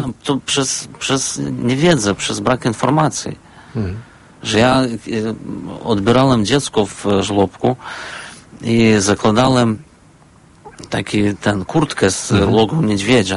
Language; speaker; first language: Polish; non-native, fluent; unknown